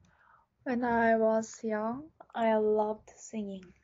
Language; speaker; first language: English; non-native, learner; Japanese